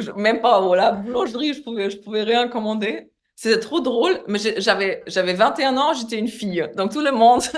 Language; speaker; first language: French; non-native, fluent; Polish